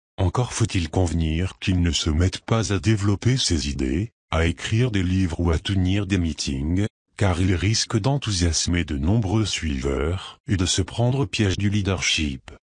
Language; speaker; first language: French; native; French